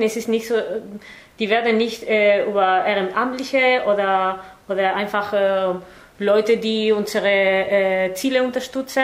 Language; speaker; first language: German; non-native, fluent; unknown